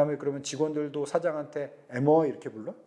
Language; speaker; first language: Korean; native; Korean